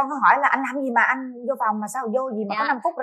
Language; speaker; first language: Vietnamese; native; Vietnamese